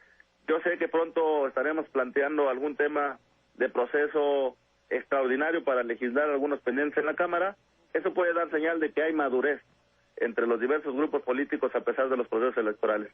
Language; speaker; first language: Spanish; native; Spanish